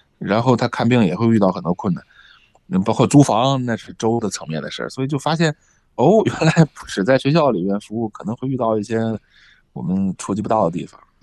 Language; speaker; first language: Chinese; native; Chinese